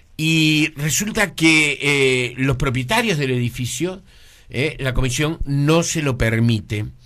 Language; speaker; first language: Spanish; native; Spanish